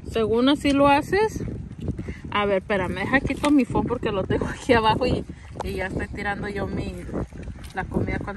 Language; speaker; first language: Spanish; early bilingual, heritage; Spanish